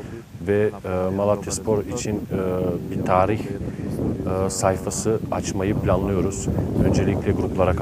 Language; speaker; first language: Turkish; native; Turkish